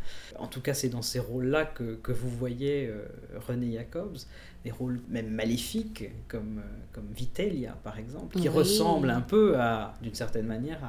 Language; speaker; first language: French; native; French